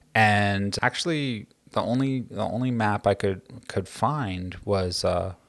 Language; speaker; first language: English; native; English